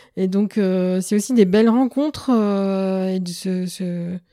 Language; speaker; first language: French; native; French